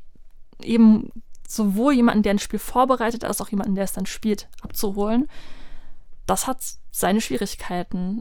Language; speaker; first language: German; native; German